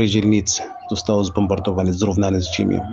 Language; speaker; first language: Polish; non-native, fluent; Arabic